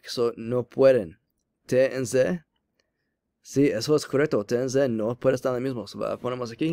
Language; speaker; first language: Spanish; non-native, learner; English